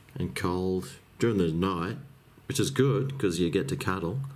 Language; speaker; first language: English; native; English